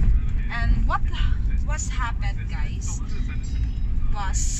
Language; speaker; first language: English; non-native, local second language; Filipino